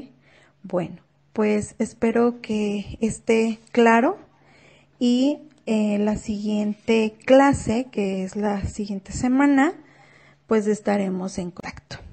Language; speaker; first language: Spanish; native; Spanish